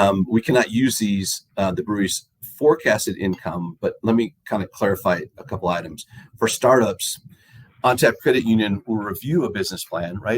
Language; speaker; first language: English; native; English